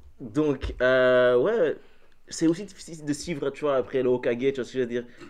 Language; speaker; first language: French; early bilingual, other home language; Dutch